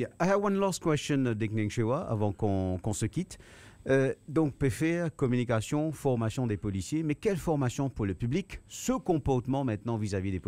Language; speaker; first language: French; non-native, local second language; Morisyen